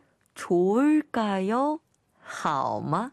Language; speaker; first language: Korean; non-native, learner; Chinese